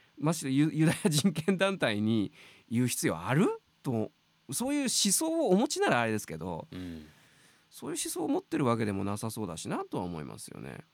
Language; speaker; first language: Japanese; native; Japanese